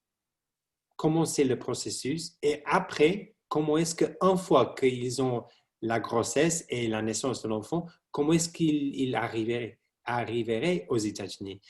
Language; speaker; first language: French; non-native, learner; English